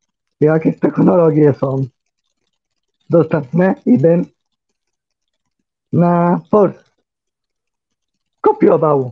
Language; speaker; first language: Polish; early bilingual, heritage; Polish